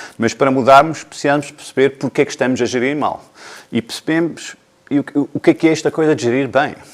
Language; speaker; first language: Portuguese; non-native, fluent; English